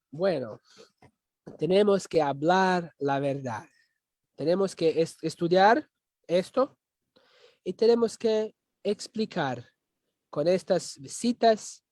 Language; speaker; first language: Spanish; non-native, fluent; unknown